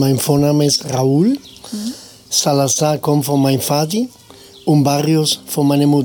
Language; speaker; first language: German; non-native, fluent; Spanish